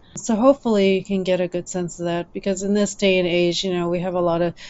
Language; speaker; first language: English; native; English